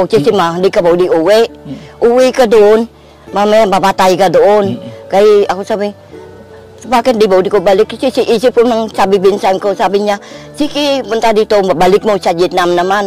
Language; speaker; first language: Filipino; non-native, learner; Vietnamese